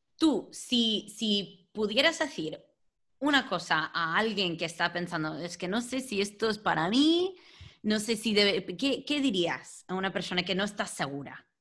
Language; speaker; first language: Spanish; non-native, fluent; English